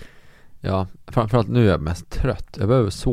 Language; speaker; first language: Swedish; native; Swedish